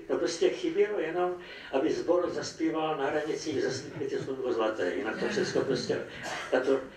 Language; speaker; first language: Czech; native; Czech